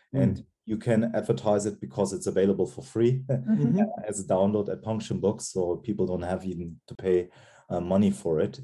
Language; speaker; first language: English; non-native, fluent; German